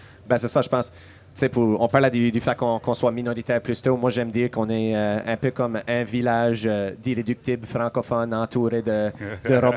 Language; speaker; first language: French; native; French